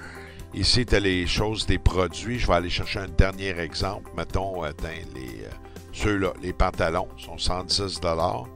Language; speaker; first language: French; native; French